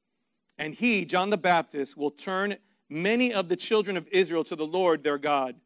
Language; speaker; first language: English; native; English